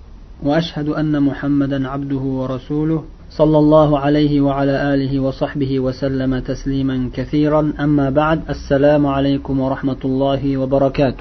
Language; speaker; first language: Arabic; non-native, fluent; Uzbek